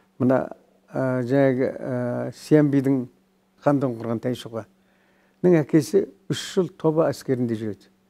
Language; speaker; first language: Kazakh; native; Kazakh